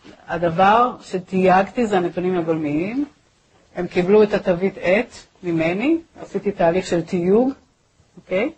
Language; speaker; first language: Hebrew; native; Hebrew